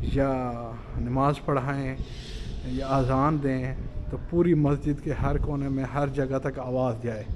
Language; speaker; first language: Urdu; non-native, local second language; Sindhi